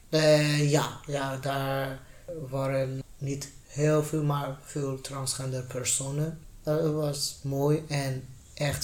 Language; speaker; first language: Dutch; non-native, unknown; Persian